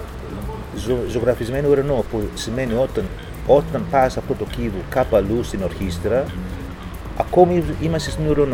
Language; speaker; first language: Greek; non-native, fluent; English